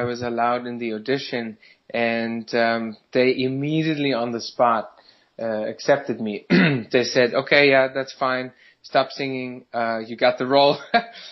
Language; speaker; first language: English; non-native, fluent; German